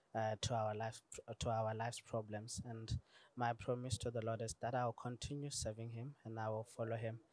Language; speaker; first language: English; non-native, local second language; Tswana